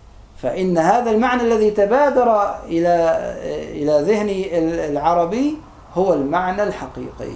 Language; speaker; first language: Arabic; native; Arabic